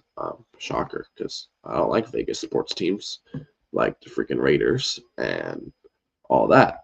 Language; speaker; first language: English; native; English